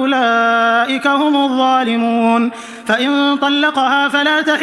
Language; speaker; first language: Arabic; native; Arabic